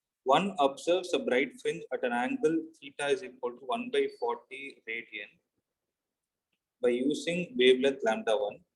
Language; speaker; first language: English; non-native, local second language; Tamil